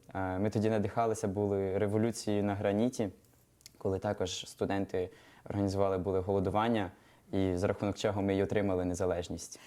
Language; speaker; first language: Ukrainian; native; Ukrainian